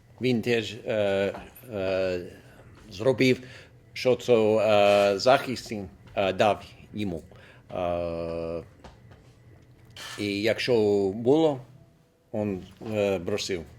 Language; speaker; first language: Ukrainian; non-native, local second language; Russian